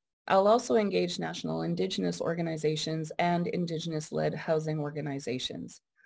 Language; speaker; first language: English; native; English